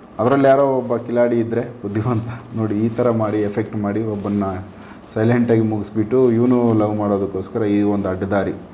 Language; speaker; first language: Kannada; native; Kannada